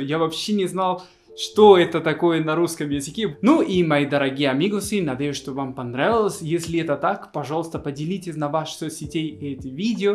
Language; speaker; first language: Russian; non-native, fluent; Spanish